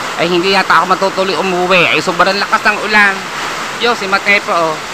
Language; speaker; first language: Filipino; native; Filipino